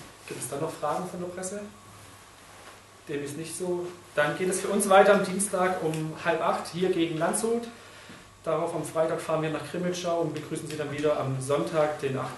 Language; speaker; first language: German; native; German